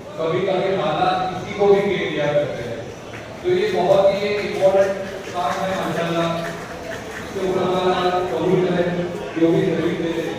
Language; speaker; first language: Hindi; non-native, local second language; Gujarati